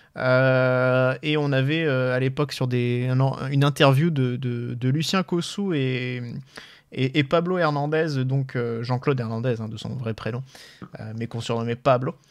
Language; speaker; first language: French; native; French